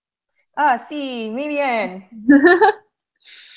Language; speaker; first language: Spanish; non-native, learner; English